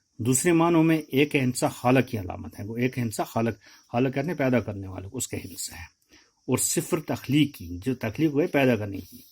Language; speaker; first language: Urdu; non-native, local second language; Kashmiri